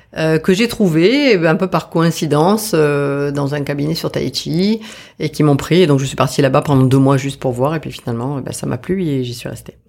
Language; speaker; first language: French; native; French